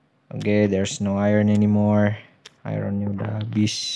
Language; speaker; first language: English; non-native, learner; Indonesian